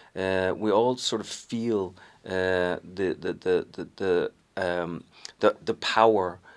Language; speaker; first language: English; native; English